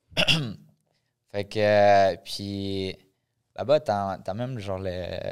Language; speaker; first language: French; early bilingual, other home language; Spanish